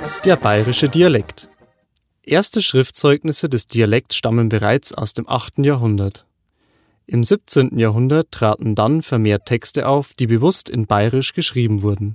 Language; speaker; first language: German; native; German